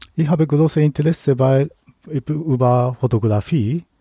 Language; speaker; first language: German; non-native, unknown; Japanese